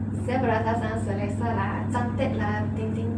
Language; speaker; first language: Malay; non-native, local second language; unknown